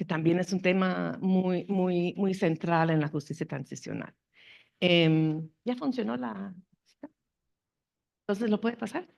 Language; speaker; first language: Spanish; non-native, fluent; English